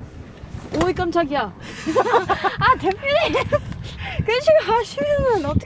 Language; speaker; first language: Korean; non-native, fluent; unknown